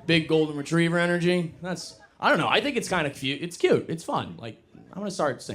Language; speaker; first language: English; native; English